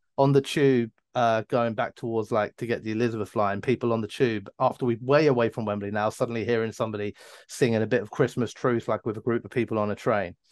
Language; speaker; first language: English; native; English